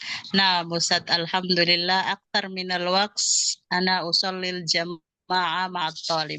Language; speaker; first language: Arabic; non-native, learner; Indonesian